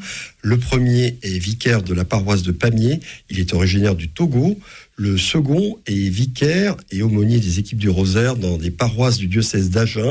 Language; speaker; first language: French; native; French